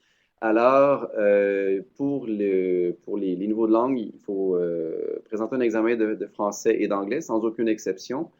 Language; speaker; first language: French; native; French